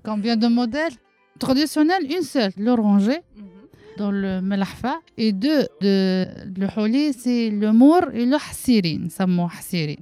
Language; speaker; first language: French; non-native, learner; Arabic